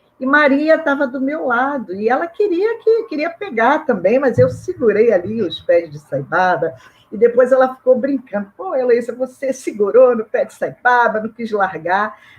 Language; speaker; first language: Portuguese; native; Portuguese